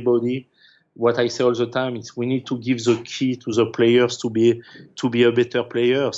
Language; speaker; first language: English; non-native, fluent; French